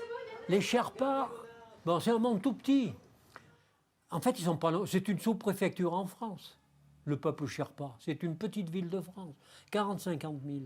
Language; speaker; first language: French; native; French